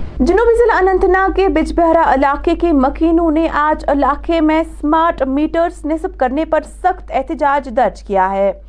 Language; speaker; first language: Urdu; non-native, local second language; Kashmiri